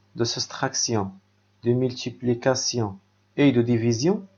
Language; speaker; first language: French; non-native, local second language; Arabic